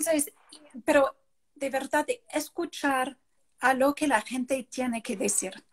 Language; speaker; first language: Spanish; non-native, fluent; English